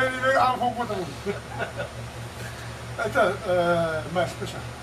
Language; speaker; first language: English; non-native, learner; Japanese